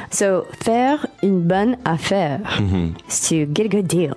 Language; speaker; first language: French; non-native, fluent; English